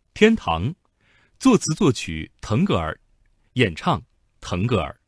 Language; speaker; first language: Chinese; native; Chinese